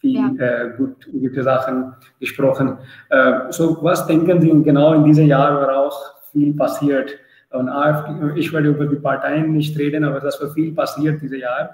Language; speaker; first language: German; non-native, learner; Urdu